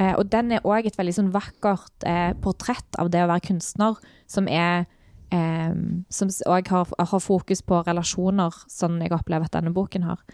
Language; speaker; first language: Norwegian; native; Norwegian